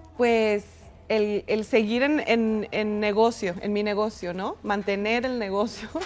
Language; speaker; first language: Spanish; native; Spanish